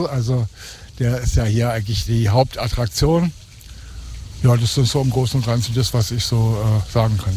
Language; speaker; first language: German; native; German